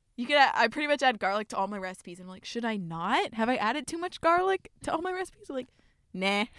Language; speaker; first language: English; native; English